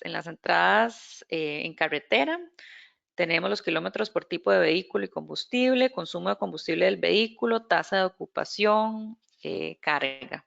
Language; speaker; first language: Spanish; native; Spanish